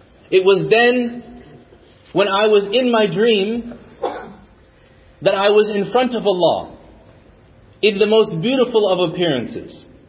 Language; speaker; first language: English; native; English